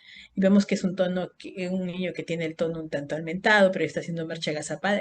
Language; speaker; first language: Spanish; native; Spanish